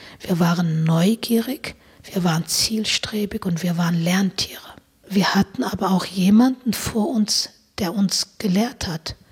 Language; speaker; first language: German; non-native, fluent; Turkish